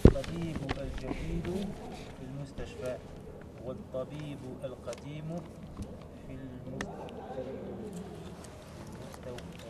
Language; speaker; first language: Arabic; non-native, learner; French